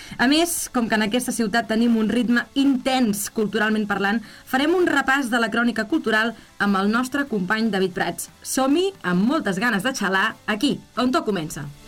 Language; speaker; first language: Catalan; native; Catalan